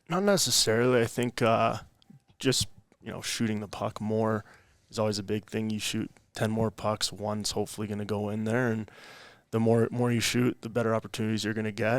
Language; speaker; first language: English; native; English